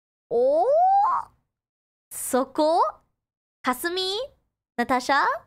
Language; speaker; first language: Japanese; non-native, fluent; English